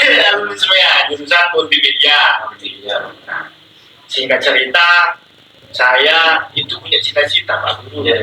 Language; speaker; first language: Indonesian; native; Indonesian